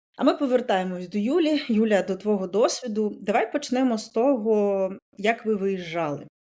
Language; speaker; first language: Ukrainian; native; Ukrainian